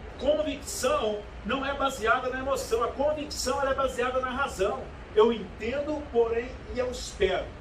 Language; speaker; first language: Portuguese; native; Portuguese